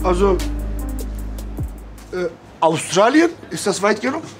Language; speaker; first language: German; non-native, fluent; Turkish